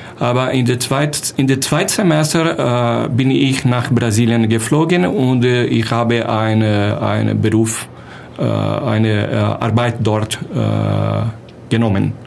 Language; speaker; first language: German; non-native, learner; Portuguese